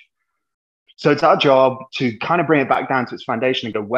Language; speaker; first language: English; native; English